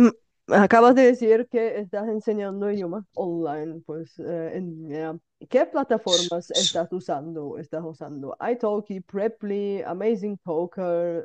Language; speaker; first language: Spanish; non-native, fluent; Bulgarian